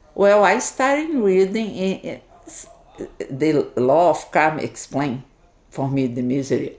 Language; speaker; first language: English; non-native, learner; Portuguese